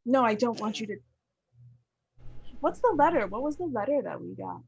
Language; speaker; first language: English; native; English